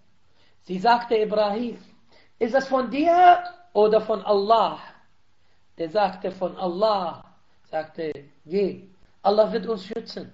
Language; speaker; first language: German; non-native, fluent; Arabic